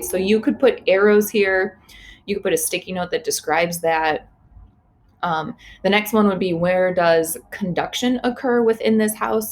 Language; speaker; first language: English; native; English